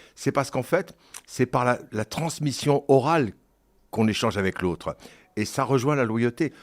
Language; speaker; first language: French; early bilingual, other home language; Kabyle